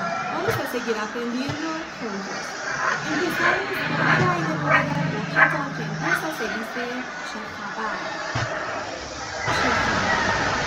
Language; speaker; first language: Spanish; non-native, fluent; Persian